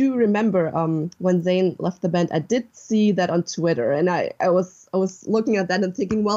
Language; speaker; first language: English; non-native, fluent; German